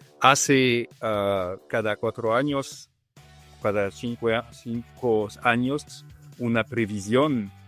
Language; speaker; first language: Spanish; non-native, fluent; Italian